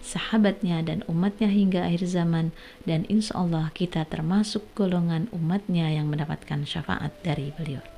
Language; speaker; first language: Indonesian; native; Indonesian